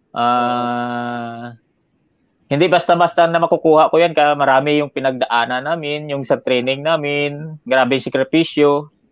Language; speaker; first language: Filipino; non-native, local second language; Hiligaynon